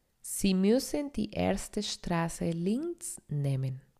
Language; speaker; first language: German; non-native, fluent; Spanish